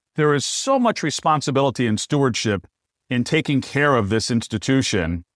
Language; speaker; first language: English; native; English